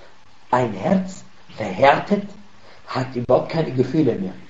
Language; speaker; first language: German; non-native, fluent; Arabic